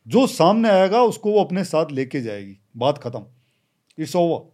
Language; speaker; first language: Hindi; native; Hindi